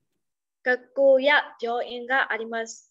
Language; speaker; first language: Japanese; non-native, learner; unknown